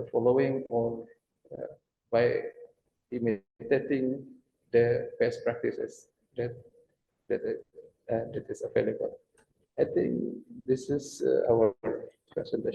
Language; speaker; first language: English; non-native, fluent; Banjar